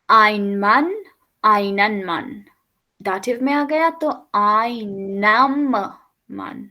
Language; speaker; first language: German; non-native, fluent; Urdu